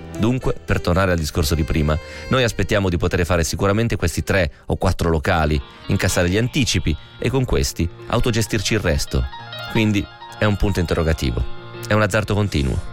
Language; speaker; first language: Italian; non-native, fluent; Greek